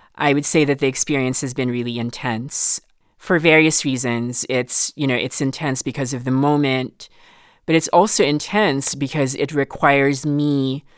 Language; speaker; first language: English; non-native, local second language; Filipino